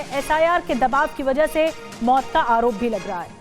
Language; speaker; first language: Hindi; native; Hindi